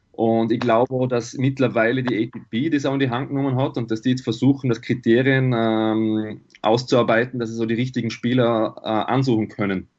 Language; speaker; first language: German; native; German